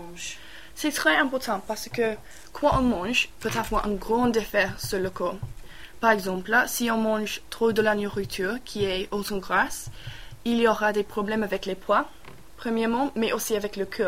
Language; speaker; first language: French; non-native, learner; English